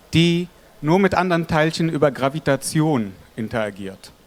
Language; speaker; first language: German; non-native, fluent; Arabic